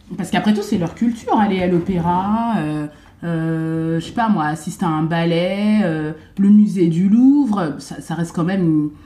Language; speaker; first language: French; native; French